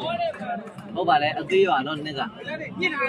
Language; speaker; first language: Burmese; native; Burmese